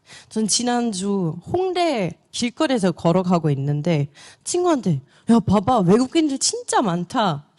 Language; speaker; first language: Korean; non-native, fluent; German